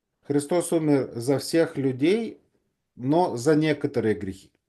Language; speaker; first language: Russian; native; Russian